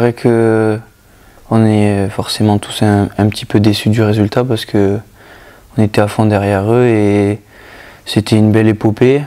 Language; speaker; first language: French; native; French